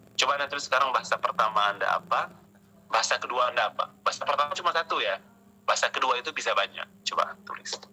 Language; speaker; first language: Indonesian; non-native, local second language; Achinese